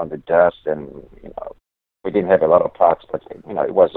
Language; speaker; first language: English; non-native, local second language; North Ndebele